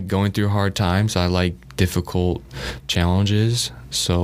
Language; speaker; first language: English; native; English